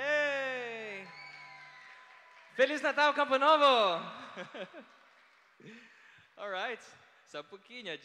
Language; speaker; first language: Portuguese; non-native, learner; Filipino